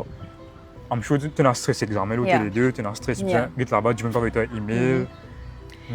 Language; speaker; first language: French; non-native, local second language; Morisyen